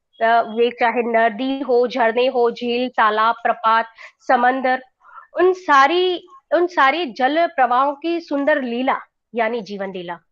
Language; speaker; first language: Hindi; non-native, local second language; Gujarati